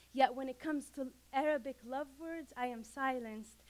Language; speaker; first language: English; non-native, fluent; Arabic